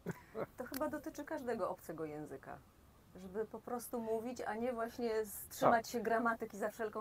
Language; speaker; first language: Polish; native; Polish